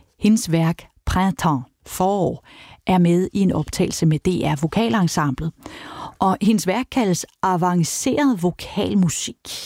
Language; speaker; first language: Danish; native; Danish